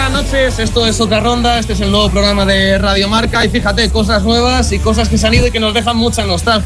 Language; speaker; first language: Spanish; native; Spanish